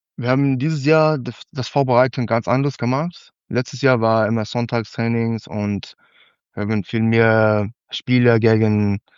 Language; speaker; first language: German; non-native, learner; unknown